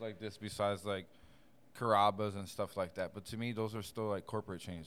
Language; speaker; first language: English; native; English